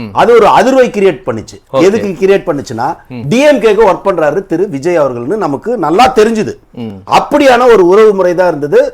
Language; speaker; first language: Tamil; native; Tamil